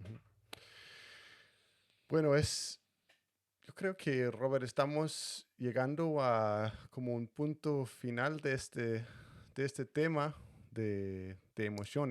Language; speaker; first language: Spanish; non-native, fluent; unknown